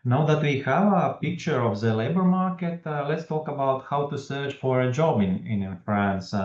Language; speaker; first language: English; non-native, fluent; Latvian